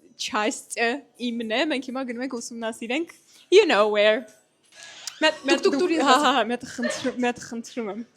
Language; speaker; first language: Armenian; native; Armenian